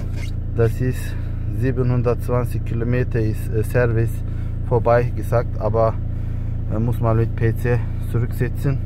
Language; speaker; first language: German; non-native, learner; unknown